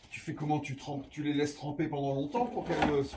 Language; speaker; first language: French; native; French